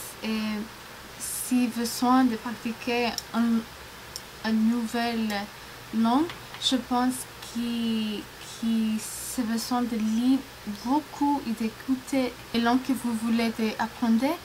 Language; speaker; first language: French; non-native, learner; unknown